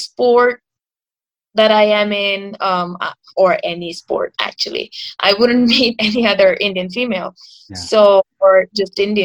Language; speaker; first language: English; non-native, local second language; Marathi